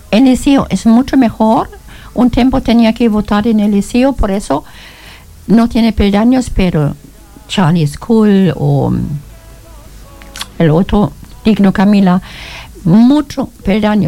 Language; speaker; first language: Spanish; non-native, learner; German